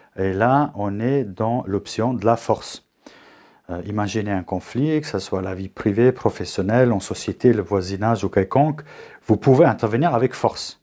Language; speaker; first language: French; native; French